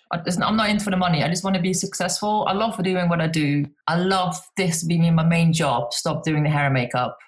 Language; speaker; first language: English; non-native, fluent; Dutch